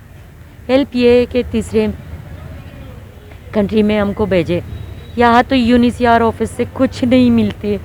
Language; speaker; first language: Hindi; non-native, fluent; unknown